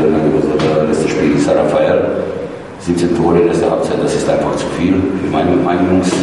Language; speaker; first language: German; non-native, learner; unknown